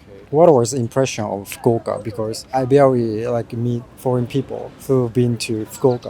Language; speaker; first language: English; non-native, fluent; Japanese